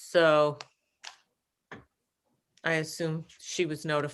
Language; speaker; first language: English; native; English